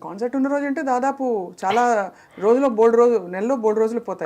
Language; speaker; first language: Telugu; native; Telugu